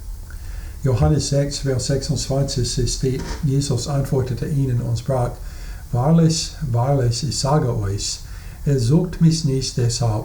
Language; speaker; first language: German; non-native, fluent; English